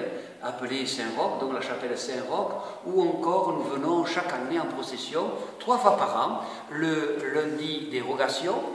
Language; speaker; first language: French; native; French